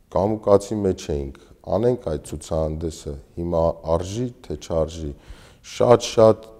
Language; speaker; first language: Armenian; native; Armenian